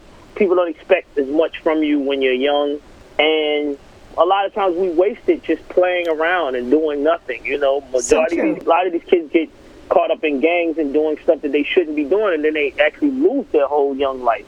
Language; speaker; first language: English; native; English